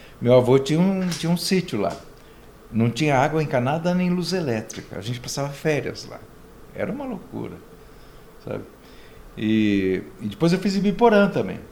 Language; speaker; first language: Portuguese; native; Portuguese